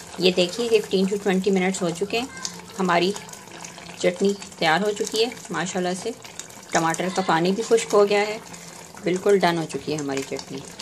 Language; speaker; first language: Urdu; native; Urdu